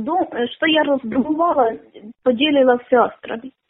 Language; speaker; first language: Ukrainian; non-native, learner; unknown